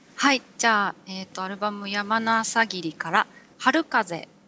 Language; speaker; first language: Japanese; native; Japanese